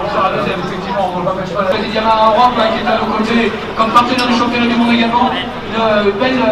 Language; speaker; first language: French; native; French